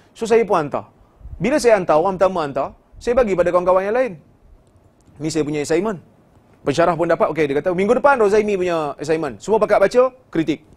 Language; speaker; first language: Malay; native; Malay